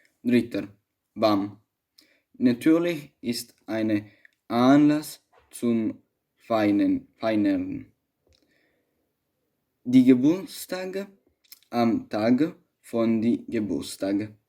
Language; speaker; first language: German; non-native, learner; Italian